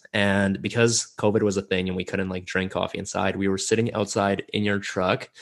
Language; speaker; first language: English; non-native, fluent; Russian